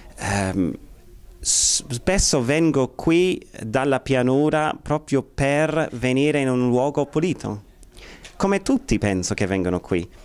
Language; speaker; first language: Italian; non-native, fluent; English